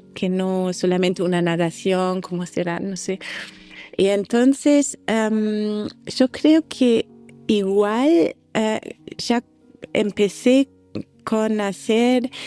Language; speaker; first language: Spanish; non-native, fluent; German